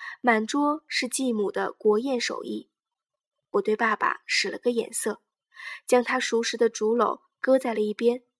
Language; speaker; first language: Chinese; native; Chinese